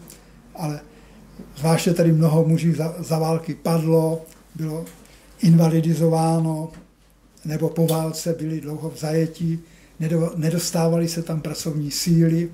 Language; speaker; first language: Czech; native; Czech